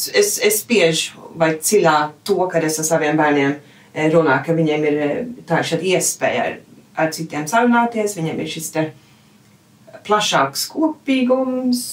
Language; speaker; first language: Latvian; early bilingual, heritage; Latvian